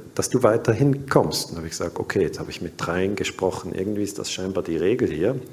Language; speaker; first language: German; native; German